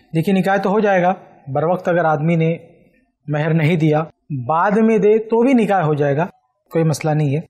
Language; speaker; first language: Hindi; native; Hindi